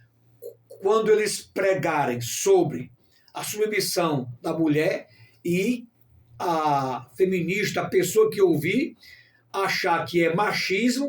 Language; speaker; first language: Portuguese; native; Portuguese